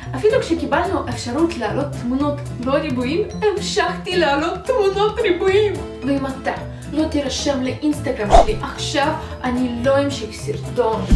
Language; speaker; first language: Hebrew; non-native, fluent; Russian